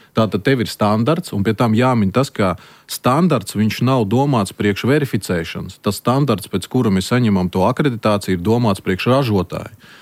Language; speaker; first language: Latvian; non-native, local second language; Russian